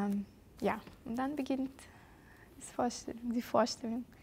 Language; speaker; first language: German; non-native, fluent; Russian